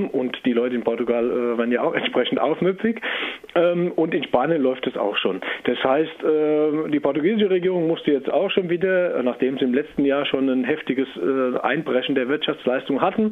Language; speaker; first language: German; native; German